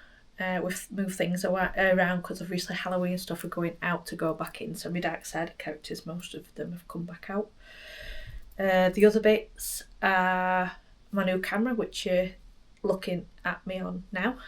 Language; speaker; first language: English; native; English